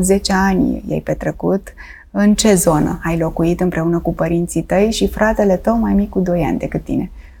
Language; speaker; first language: Romanian; native; Romanian